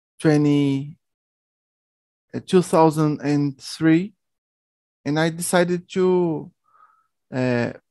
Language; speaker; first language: English; non-native, learner; Portuguese